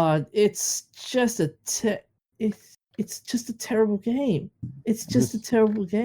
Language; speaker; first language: English; native; English